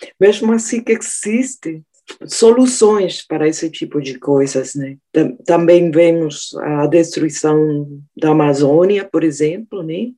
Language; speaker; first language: Portuguese; non-native, fluent; Spanish